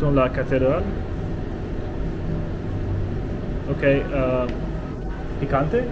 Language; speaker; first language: Spanish; non-native, learner; English